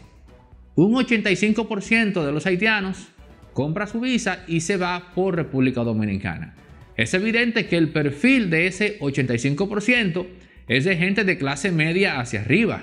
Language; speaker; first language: Spanish; native; Spanish